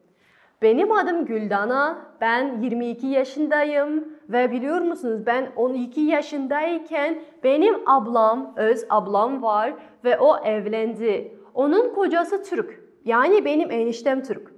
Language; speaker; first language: Turkish; non-native, fluent; Kazakh